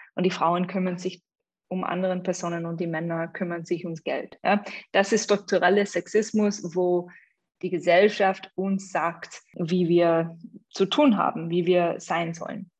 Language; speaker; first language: German; non-native, fluent; English